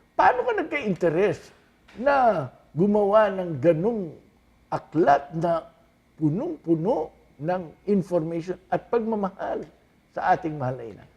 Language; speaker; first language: Filipino; native; Filipino